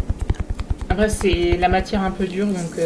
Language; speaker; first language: French; native; French